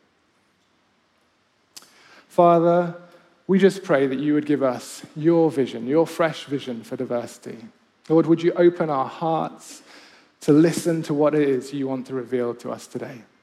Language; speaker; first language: English; native; English